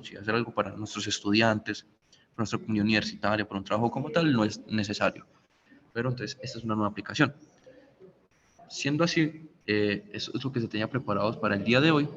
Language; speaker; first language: Spanish; native; Spanish